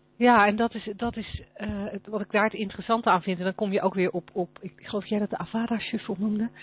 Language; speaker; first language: Dutch; native; Dutch